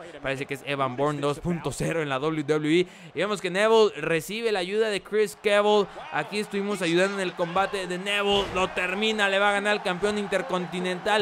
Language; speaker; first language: Spanish; native; Spanish